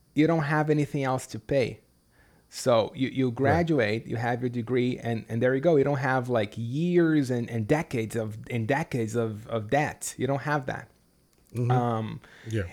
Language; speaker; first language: English; non-native, fluent; Portuguese